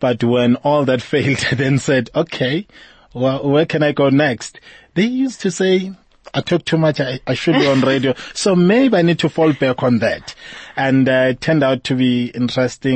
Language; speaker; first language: English; non-native, local second language; Zulu